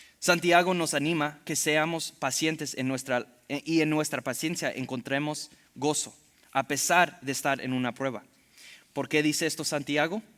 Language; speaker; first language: Spanish; early bilingual, heritage; Spanish